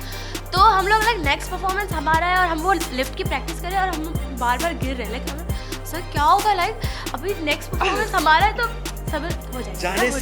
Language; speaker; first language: Hindi; non-native, local second language; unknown